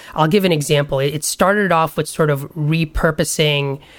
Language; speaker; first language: English; non-native, local second language; Bangla